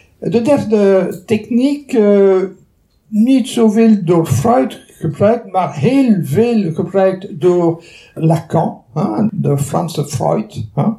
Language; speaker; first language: Dutch; non-native, local second language; French